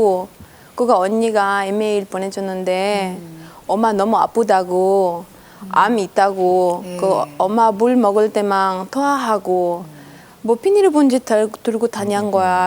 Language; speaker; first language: Korean; non-native, learner; Spanish